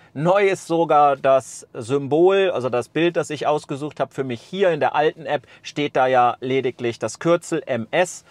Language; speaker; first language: German; native; German